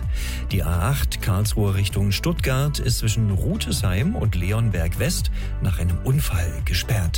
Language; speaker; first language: German; native; German